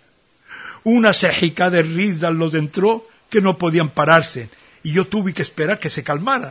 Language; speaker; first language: Spanish; early bilingual, heritage; Ladino